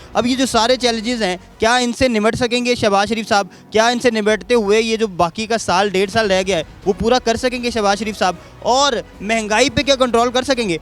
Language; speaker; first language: Urdu; native; Urdu